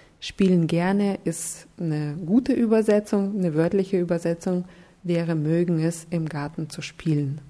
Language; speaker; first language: German; non-native, fluent; Russian